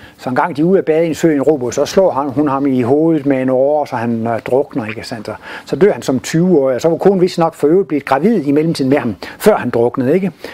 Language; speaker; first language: Danish; native; Danish